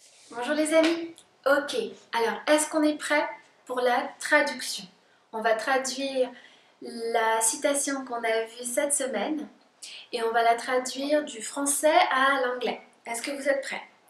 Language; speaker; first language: French; native; French